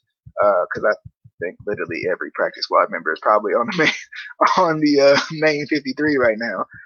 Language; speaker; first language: English; native; English